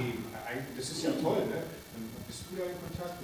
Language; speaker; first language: German; native; German